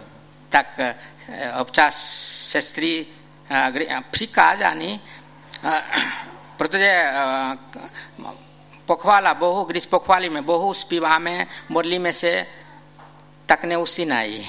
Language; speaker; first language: Czech; non-native, fluent; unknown